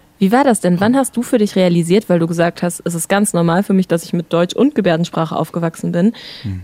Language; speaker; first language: German; native; German